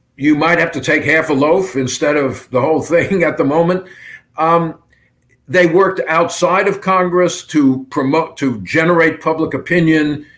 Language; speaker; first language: English; native; English